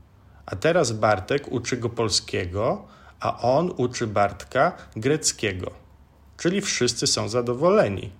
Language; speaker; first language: Polish; non-native, fluent; Czech